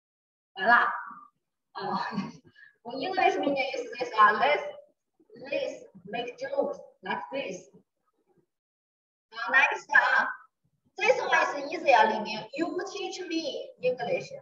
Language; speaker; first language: English; non-native, learner; Chinese